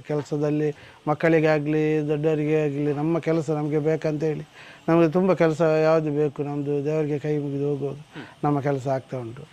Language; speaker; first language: Kannada; native; Kannada